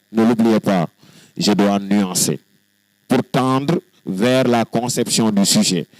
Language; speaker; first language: French; non-native, local second language; Wolof